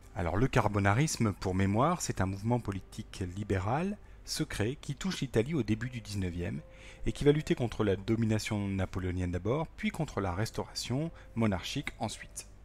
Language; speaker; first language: French; native; French